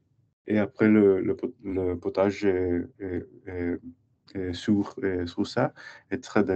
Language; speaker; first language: French; non-native, learner; English